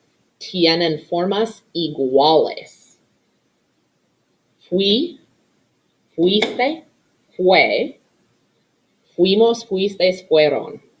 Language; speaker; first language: Spanish; non-native, fluent; English